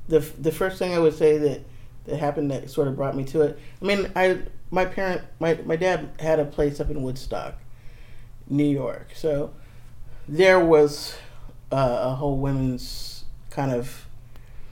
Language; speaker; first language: English; native; English